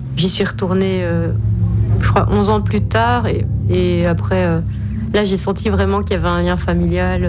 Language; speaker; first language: French; native; French